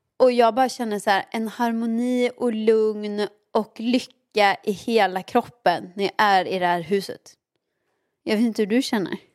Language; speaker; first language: Swedish; native; Swedish